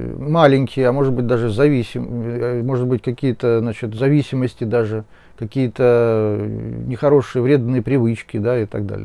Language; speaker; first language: Russian; native; Russian